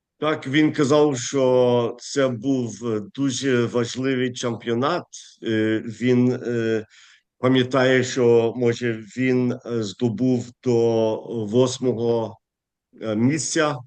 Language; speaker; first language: Ukrainian; early bilingual, heritage; Ukrainian